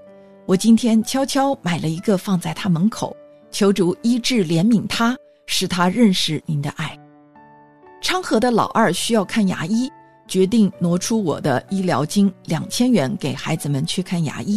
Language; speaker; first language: Chinese; native; Chinese